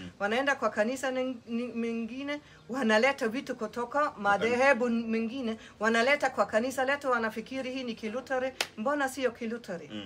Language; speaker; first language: Swahili; non-native, fluent; German